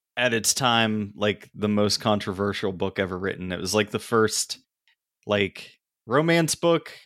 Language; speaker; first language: English; native; English